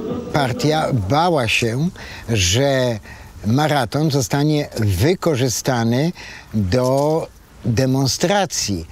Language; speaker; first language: Polish; native; Polish